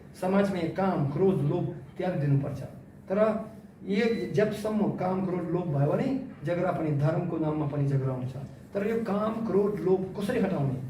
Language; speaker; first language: Nepali; non-native, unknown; Russian